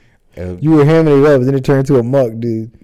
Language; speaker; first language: English; native; English